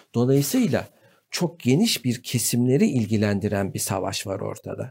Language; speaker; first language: Turkish; native; Turkish